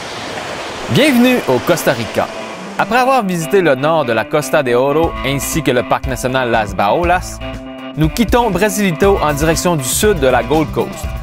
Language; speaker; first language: French; native; French